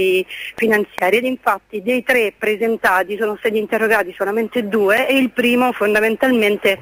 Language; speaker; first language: Italian; native; Italian